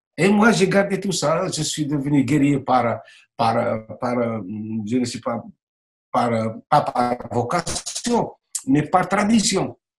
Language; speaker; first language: French; non-native, local second language; Arabic